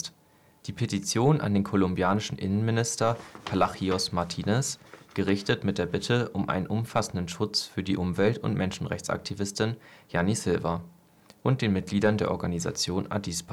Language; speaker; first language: German; native; German